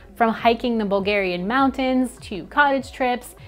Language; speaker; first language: English; native; English